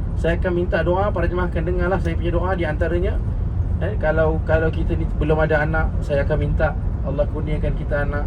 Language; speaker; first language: Malay; native; Malay